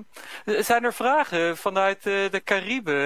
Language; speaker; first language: Dutch; native; Dutch